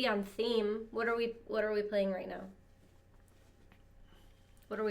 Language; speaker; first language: English; native; English